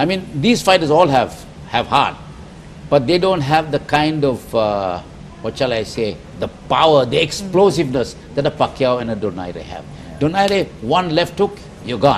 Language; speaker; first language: English; non-native, local second language; Filipino